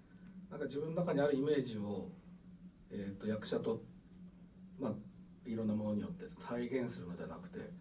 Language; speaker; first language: Japanese; native; Japanese